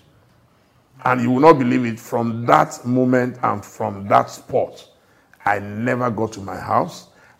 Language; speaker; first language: English; non-native, local second language; Yoruba